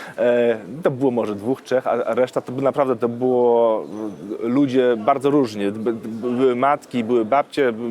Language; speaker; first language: Polish; early bilingual, heritage; Polish